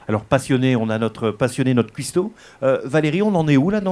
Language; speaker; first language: French; native; French